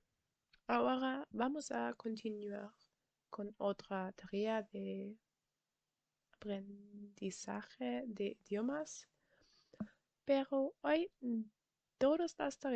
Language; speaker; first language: Spanish; non-native, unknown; German